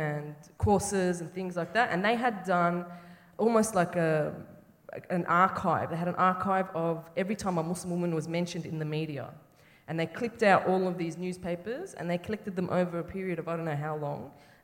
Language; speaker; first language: English; native; English